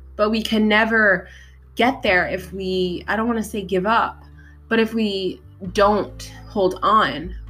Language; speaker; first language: English; native; English